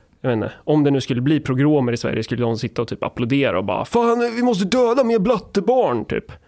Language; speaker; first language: Swedish; native; Swedish